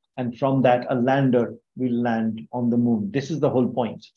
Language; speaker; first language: English; non-native, local second language; Bangla